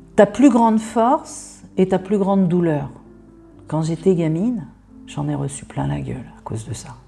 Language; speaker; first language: French; native; French